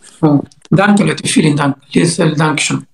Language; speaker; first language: German; non-native, learner; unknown